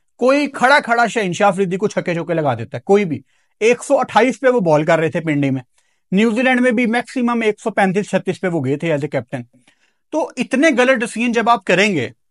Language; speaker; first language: Urdu; non-native, local second language; Punjabi